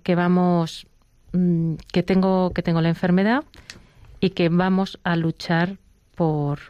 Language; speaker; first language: Spanish; native; Spanish